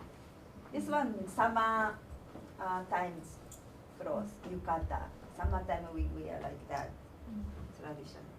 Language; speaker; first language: English; non-native, learner; Japanese